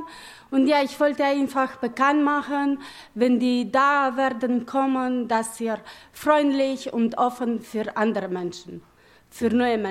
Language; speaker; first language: German; non-native, learner; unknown